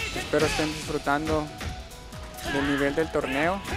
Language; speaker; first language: Spanish; native; Spanish